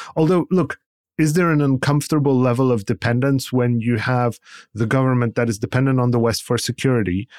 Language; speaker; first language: English; non-native, fluent; Polish